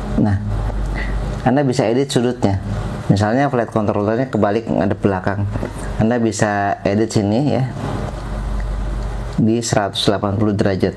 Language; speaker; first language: Indonesian; native; Indonesian